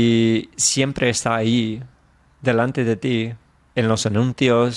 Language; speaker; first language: Spanish; non-native, fluent; English